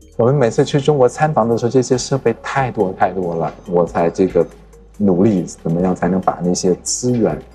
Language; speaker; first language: Chinese; non-native, fluent; Khmer